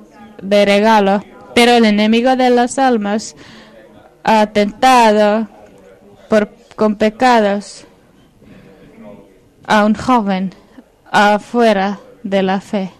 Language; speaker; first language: Spanish; non-native, fluent; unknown